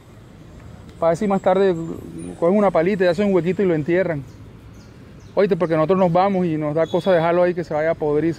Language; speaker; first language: Spanish; native; Spanish